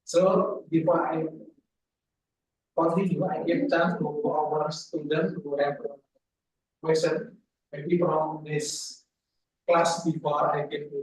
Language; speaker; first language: English; non-native, fluent; Indonesian